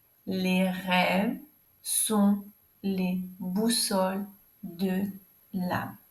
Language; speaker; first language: French; non-native, fluent; Portuguese